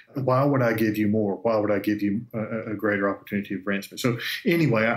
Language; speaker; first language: English; native; English